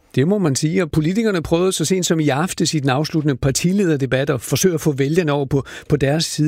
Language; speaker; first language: Danish; native; Danish